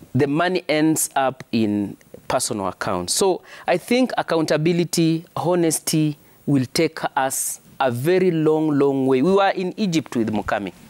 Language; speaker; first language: English; non-native, local second language; Swahili